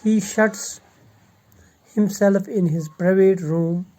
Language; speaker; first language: English; non-native, local second language; Urdu